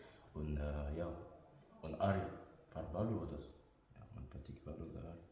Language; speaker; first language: Latvian; non-native, learner; French